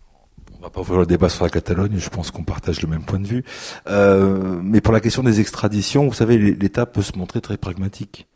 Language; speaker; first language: French; native; French